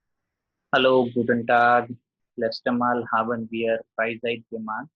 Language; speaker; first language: German; non-native, learner; Gujarati